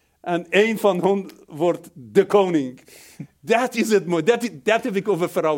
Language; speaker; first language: Dutch; non-native, fluent; Persian